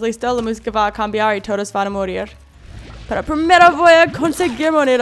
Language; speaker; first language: Spanish; non-native, learner; English